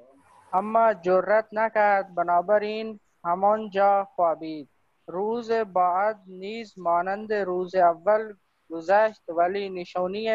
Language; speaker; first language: Persian; non-native, learner; Urdu